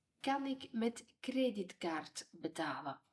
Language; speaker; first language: Dutch; non-native, fluent; Ukrainian